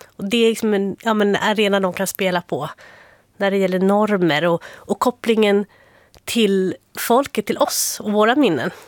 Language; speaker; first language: Swedish; native; Swedish